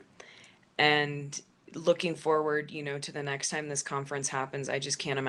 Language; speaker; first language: English; native; English